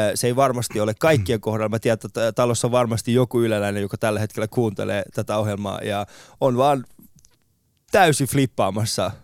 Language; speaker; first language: Finnish; non-native, fluent; Persian